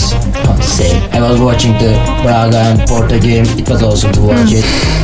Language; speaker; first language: English; non-native, learner; Turkish